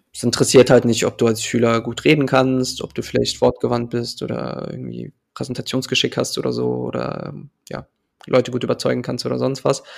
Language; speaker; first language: German; early bilingual, other home language; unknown